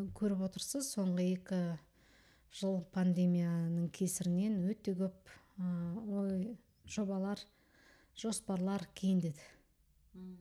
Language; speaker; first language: Kazakh; early bilingual, heritage; Kazakh